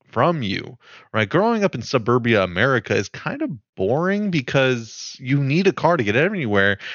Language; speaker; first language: English; native; English